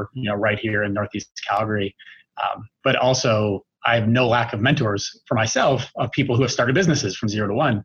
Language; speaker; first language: English; native; English